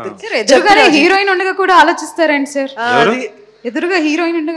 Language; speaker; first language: Telugu; native; Telugu